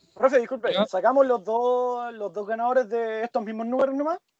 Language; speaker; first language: Spanish; native; Spanish